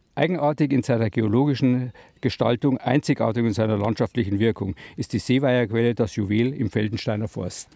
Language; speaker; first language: German; native; German